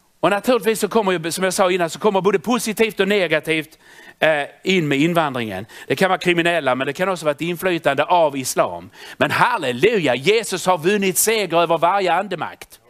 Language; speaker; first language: Swedish; native; Swedish